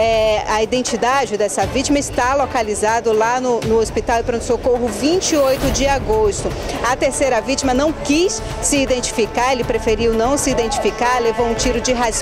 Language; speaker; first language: Portuguese; native; Portuguese